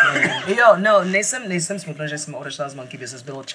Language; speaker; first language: Czech; non-native, fluent; English